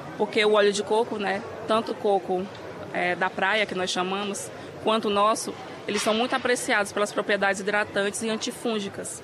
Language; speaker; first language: Portuguese; native; Portuguese